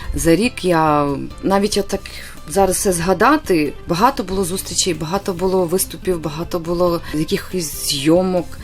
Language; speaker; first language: Ukrainian; native; Ukrainian